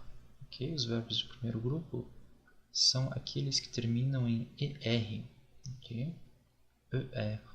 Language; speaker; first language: Portuguese; non-native, fluent; French